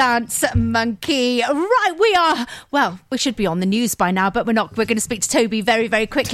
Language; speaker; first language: English; native; English